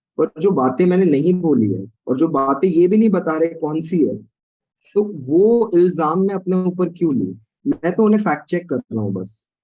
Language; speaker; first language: Hindi; non-native, local second language; Sindhi